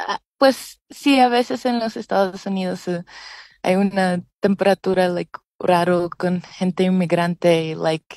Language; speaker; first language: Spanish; early bilingual, heritage; Spanish